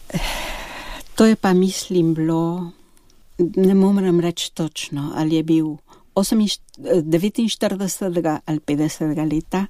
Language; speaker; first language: Slovenian; early bilingual, heritage; Slovenian